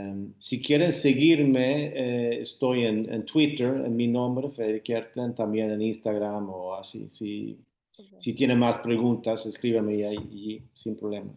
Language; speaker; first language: Spanish; non-native, fluent; Swedish